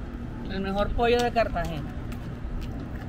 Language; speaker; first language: Spanish; native; Spanish